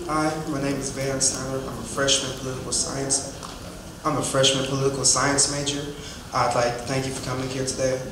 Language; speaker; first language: English; native; English